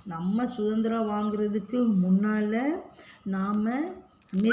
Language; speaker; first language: Tamil; native; Tamil